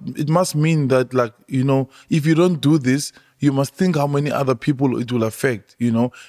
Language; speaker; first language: English; non-native, local second language; Xhosa